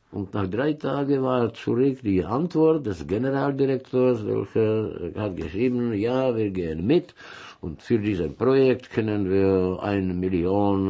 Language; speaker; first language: German; non-native, learner; Czech